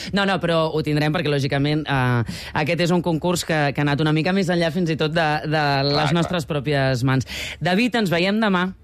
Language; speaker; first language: Catalan; native; Catalan